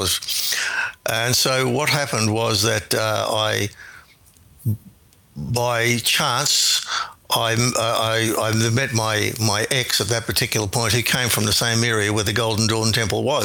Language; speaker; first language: English; native; English